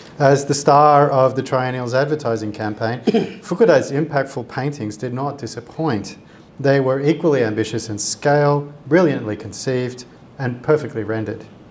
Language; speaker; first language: English; native; English